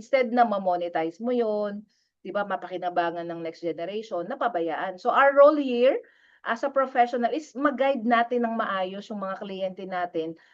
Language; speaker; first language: Filipino; non-native, local second language; Pampanga